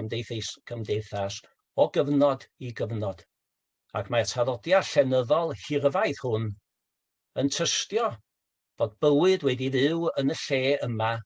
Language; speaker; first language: Welsh; native; Welsh